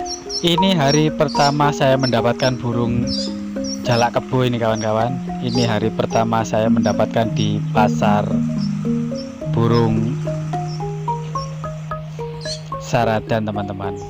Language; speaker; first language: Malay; non-native, local second language; Javanese